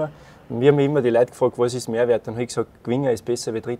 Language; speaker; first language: German; native; German